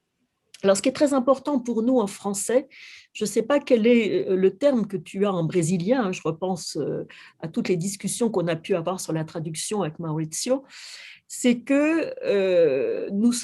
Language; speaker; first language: French; native; French